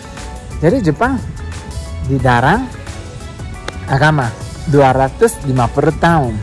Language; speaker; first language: Indonesian; non-native, learner; Japanese